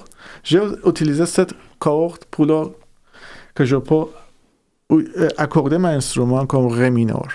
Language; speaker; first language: French; non-native, fluent; Persian